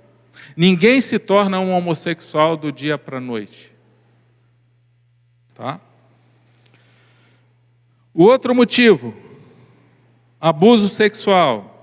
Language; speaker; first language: Portuguese; native; Portuguese